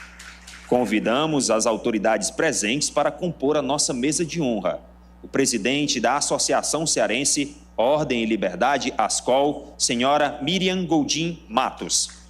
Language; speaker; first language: Portuguese; native; Portuguese